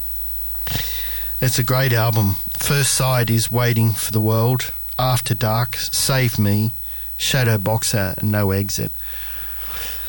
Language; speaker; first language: English; native; English